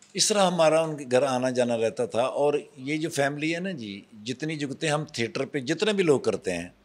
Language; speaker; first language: Urdu; non-native, local second language; Punjabi